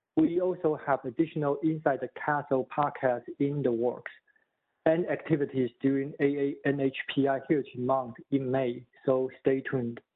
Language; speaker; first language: English; non-native, fluent; Chinese